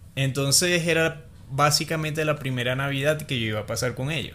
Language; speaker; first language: Spanish; native; Spanish